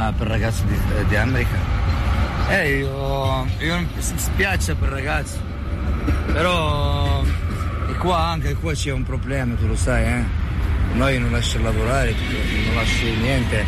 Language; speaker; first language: Italian; non-native, learner; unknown